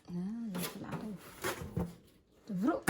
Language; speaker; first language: English; non-native, learner; Filipino